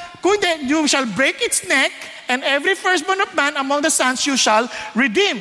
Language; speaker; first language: English; non-native, local second language; Filipino